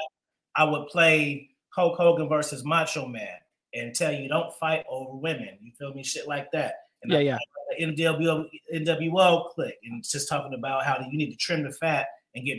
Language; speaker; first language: English; native; English